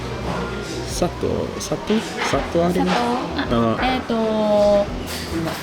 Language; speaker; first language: Japanese; non-native, learner; English